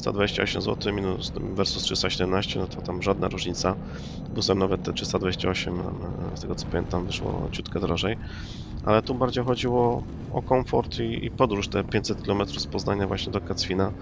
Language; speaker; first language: Polish; native; Polish